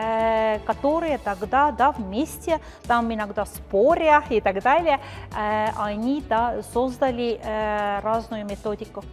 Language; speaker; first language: Russian; non-native, fluent; Estonian